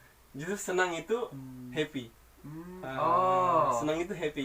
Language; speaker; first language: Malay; non-native, local second language; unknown